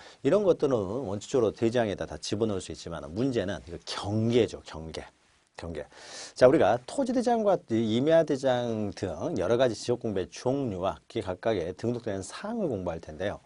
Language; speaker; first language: Korean; native; Korean